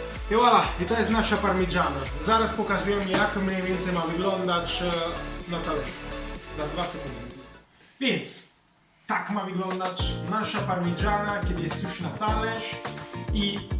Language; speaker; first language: Polish; non-native, learner; Italian